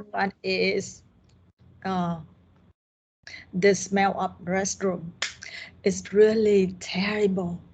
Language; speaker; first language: English; non-native, learner; Vietnamese